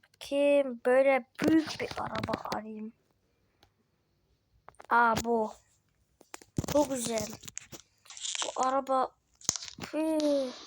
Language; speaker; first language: Turkish; early bilingual, heritage; Turkish